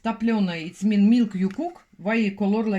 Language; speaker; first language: English; non-native, learner; Russian